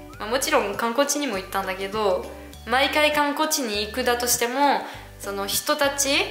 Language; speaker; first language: Japanese; non-native, fluent; French